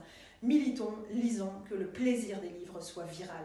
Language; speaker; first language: French; native; French